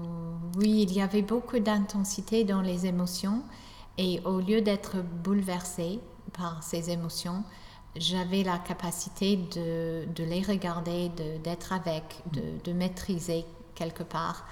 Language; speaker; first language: French; non-native, fluent; English